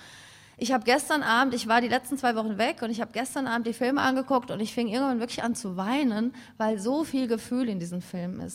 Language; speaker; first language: German; native; German